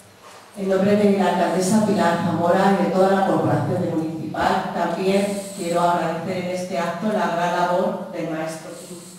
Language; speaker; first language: Spanish; native; Spanish